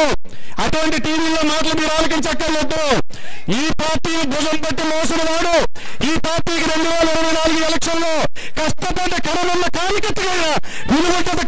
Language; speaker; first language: Telugu; native; Telugu